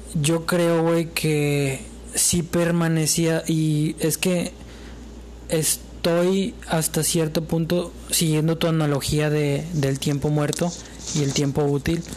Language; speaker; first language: Spanish; native; Spanish